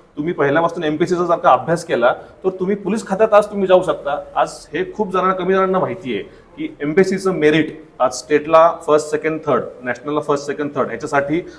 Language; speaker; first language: Marathi; native; Marathi